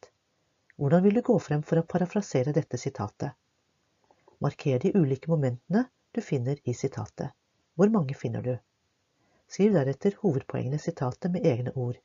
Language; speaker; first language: Norwegian; native; Norwegian